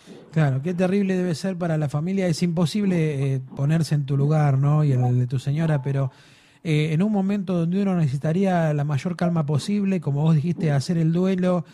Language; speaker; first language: Spanish; native; Spanish